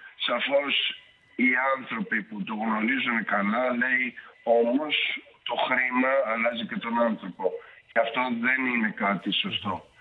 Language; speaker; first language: Greek; early bilingual, heritage; Italian